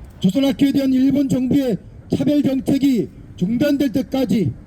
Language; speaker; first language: Korean; native; Korean